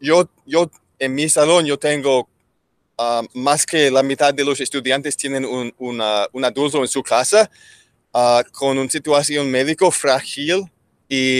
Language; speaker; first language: Spanish; non-native, learner; English